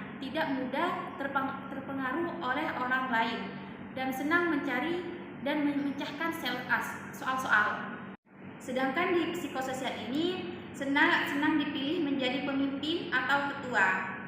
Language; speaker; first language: Indonesian; non-native, local second language; Madurese